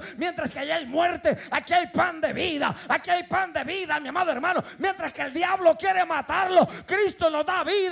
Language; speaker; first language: Spanish; native; Spanish